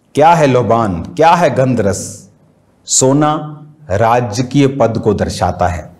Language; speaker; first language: Hindi; native; Hindi